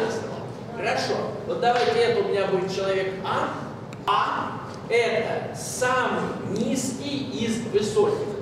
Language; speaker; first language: Russian; native; Russian